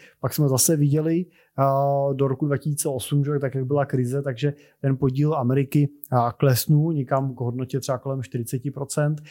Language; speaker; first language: Czech; native; Czech